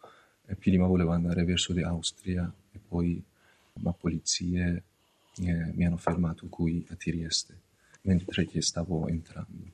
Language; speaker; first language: Italian; non-native, learner; Persian